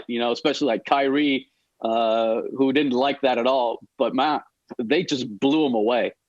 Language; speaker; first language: English; native; English